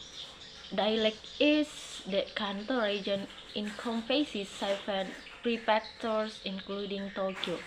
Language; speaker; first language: English; non-native, learner; Indonesian